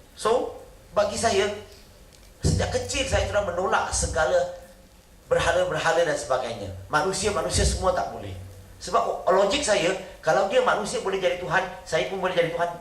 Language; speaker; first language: Malay; non-native, local second language; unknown